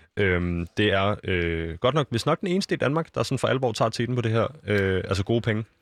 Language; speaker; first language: Danish; native; Danish